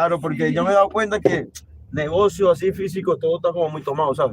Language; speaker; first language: Spanish; native; Spanish